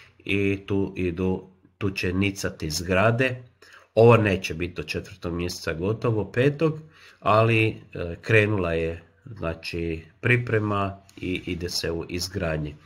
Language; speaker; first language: Croatian; native; Croatian